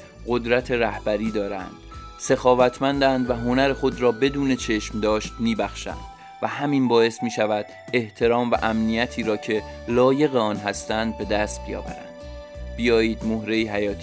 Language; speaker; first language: Persian; native; Persian